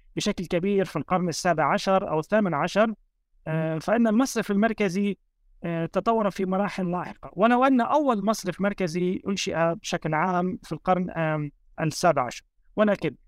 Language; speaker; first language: Arabic; native; Arabic